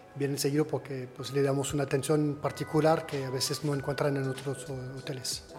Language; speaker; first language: Spanish; non-native, fluent; French